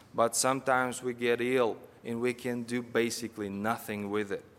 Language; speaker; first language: English; non-native, fluent; Russian